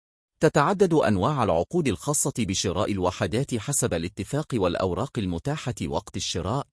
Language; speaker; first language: Arabic; native; Arabic